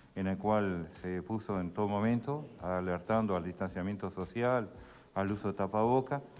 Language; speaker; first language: Spanish; native; Spanish